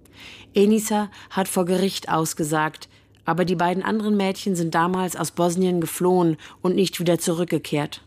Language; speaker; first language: German; native; German